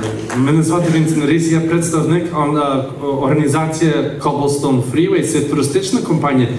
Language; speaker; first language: Ukrainian; early bilingual, heritage; English